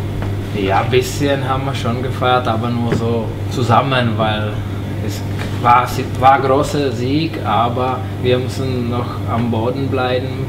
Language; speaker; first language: German; non-native, fluent; Czech